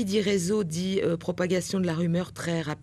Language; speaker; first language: French; native; French